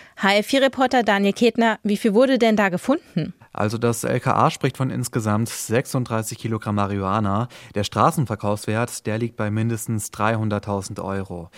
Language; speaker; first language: German; native; German